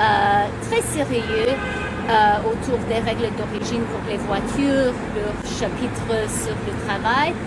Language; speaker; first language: French; non-native, local second language; English